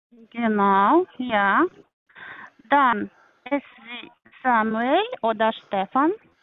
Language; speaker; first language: German; non-native, learner; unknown